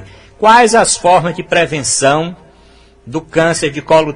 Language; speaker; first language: Portuguese; native; Portuguese